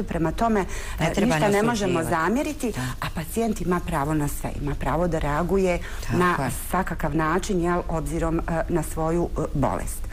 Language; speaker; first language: Bosnian; native; Bosnian